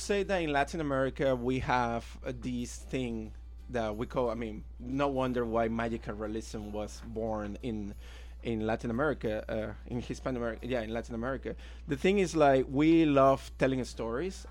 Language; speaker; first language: English; non-native, fluent; Spanish